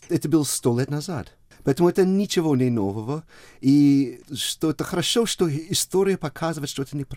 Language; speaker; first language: Russian; non-native, fluent; English